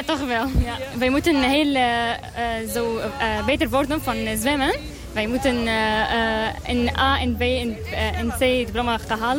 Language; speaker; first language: Dutch; non-native, learner; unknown